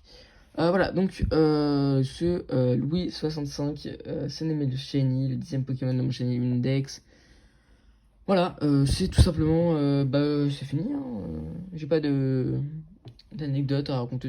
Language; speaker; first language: French; native; French